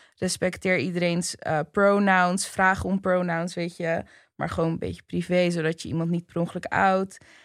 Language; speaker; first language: Dutch; early bilingual, other home language; Turkish